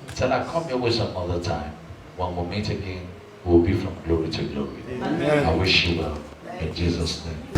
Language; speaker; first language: English; non-native, local second language; Yoruba